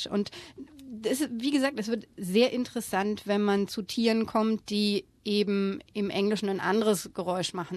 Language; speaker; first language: German; native; German